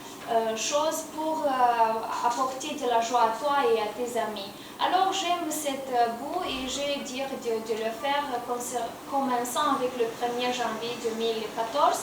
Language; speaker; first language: French; non-native, learner; Romanian